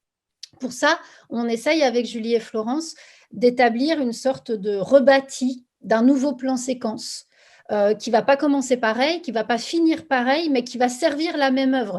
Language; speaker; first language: French; native; French